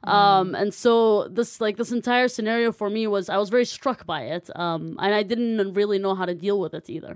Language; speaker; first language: English; non-native, fluent; Arabic